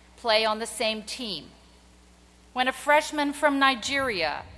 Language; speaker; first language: English; native; English